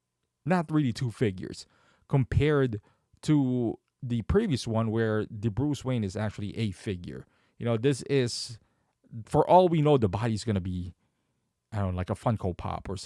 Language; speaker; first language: English; native; English